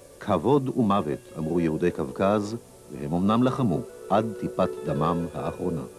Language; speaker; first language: Hebrew; native; Hebrew